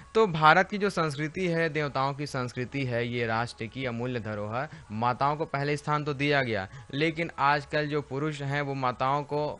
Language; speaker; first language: Hindi; native; Hindi